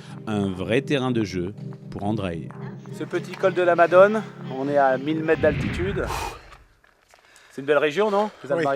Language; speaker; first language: French; native; French